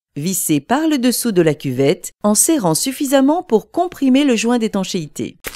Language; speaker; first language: French; native; French